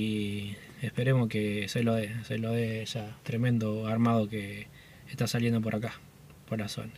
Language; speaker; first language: Spanish; native; Spanish